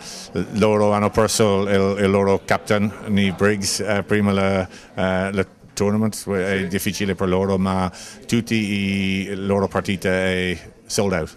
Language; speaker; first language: Italian; non-native, learner; English